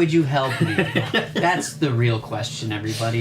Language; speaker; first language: English; native; English